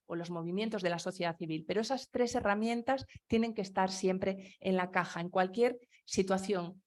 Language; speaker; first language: Spanish; non-native, local second language; Galician